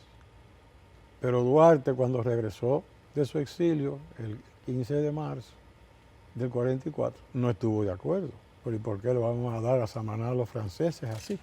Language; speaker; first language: Spanish; native; Spanish